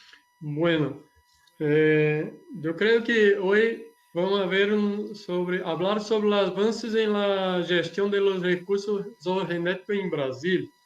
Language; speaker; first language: Spanish; non-native, learner; Portuguese